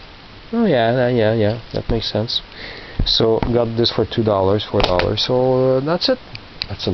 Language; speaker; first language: English; non-native, local second language; French